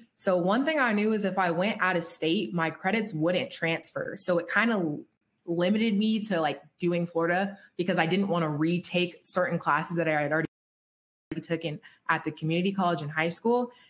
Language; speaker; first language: English; native; English